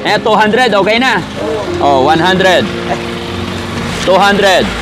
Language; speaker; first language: Filipino; native; Filipino